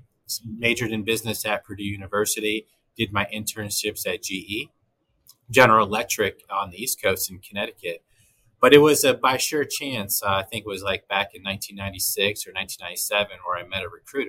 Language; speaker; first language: English; native; English